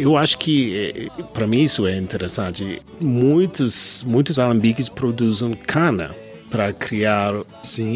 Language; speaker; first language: Portuguese; non-native, learner; English